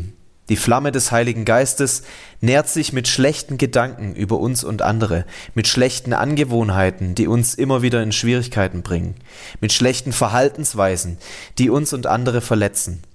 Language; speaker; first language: German; native; German